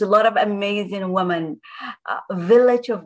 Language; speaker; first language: English; non-native, fluent; Somali